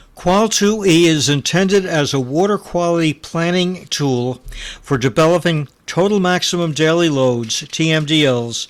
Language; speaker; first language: English; native; English